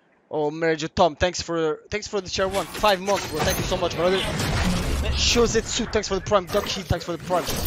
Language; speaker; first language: English; non-native, fluent; French